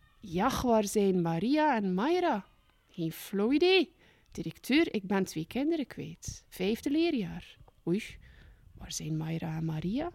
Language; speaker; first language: Dutch; native; Dutch